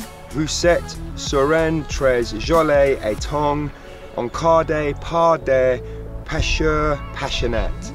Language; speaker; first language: French; non-native, learner; English